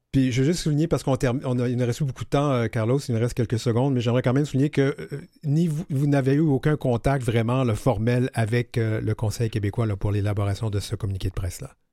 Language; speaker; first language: French; native; French